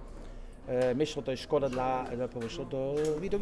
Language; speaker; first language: Polish; non-native, fluent; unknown